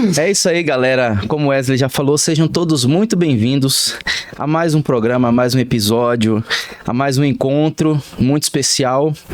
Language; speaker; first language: Portuguese; native; Portuguese